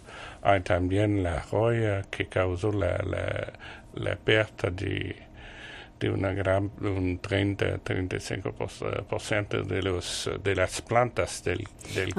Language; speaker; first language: Spanish; non-native, learner; French